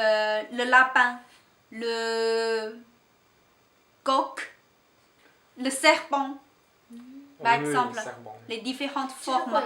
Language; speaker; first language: French; non-native, learner; Chinese